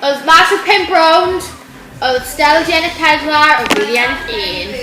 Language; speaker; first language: Welsh; native; Welsh